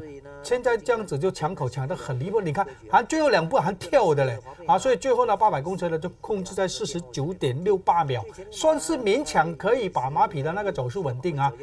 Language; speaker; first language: Chinese; native; Chinese